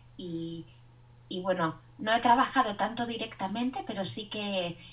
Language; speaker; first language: Spanish; native; Spanish